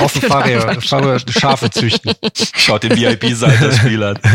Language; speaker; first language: German; non-native, fluent; Turkish